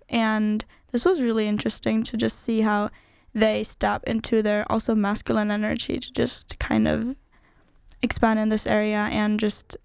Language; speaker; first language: English; non-native, fluent; German